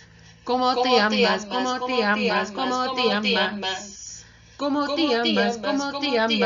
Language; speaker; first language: Spanish; non-native, learner; English